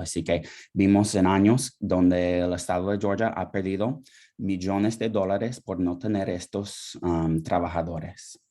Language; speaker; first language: Spanish; non-native, fluent; English